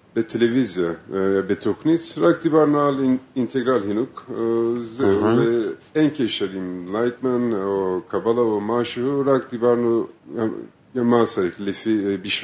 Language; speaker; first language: Hebrew; non-native, fluent; Turkish